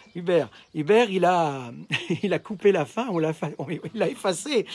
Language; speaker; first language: French; native; French